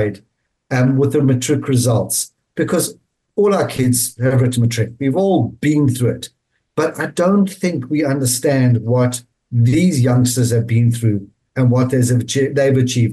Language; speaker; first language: English; native; English